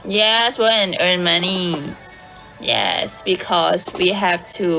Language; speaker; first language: English; non-native, learner; Thai